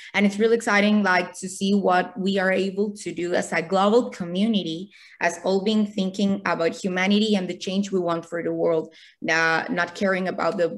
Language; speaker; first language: English; non-native, fluent; Spanish